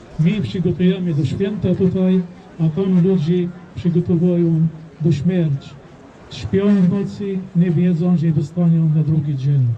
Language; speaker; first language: Polish; non-native, fluent; Arabic